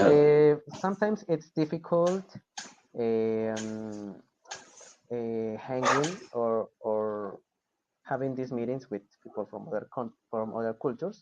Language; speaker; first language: English; non-native, fluent; Spanish